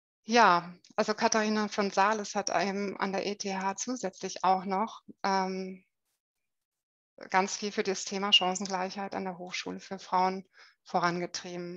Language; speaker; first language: German; native; German